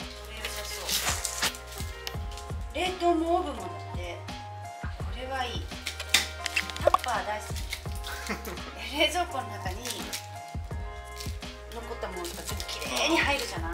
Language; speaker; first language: Japanese; native; Japanese